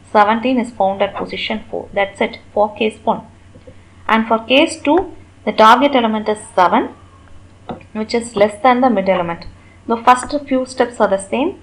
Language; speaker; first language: English; non-native, local second language; Tamil